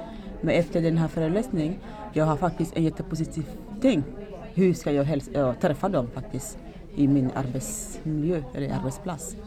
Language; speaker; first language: Swedish; non-native, learner; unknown